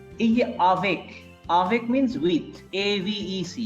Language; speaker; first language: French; non-native, fluent; Bangla